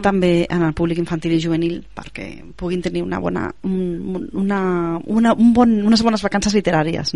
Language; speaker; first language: Catalan; native; Catalan